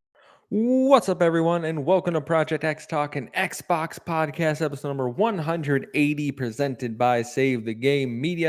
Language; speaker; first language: English; native; English